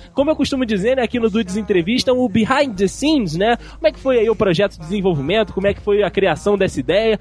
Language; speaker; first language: Portuguese; native; Portuguese